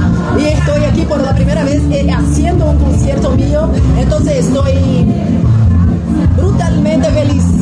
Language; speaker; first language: Spanish; non-native, fluent; Portuguese